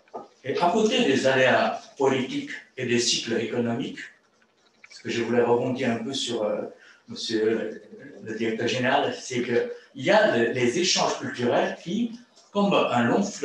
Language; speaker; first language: French; non-native, fluent; Chinese